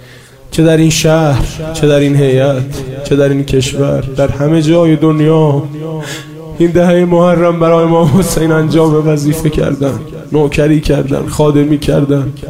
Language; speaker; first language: Persian; native; Persian